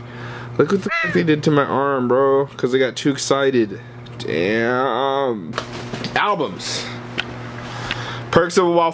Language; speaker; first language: English; native; English